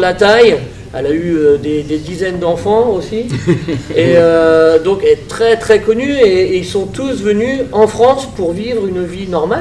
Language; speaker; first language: French; native; French